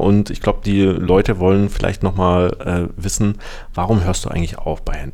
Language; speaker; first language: German; native; German